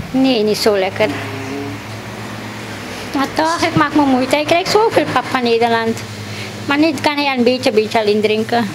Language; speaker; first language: Dutch; non-native, local second language; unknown